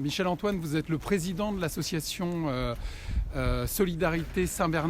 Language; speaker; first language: French; native; French